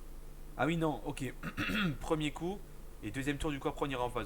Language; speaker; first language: French; native; French